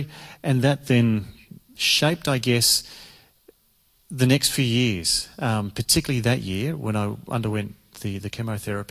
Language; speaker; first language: English; native; English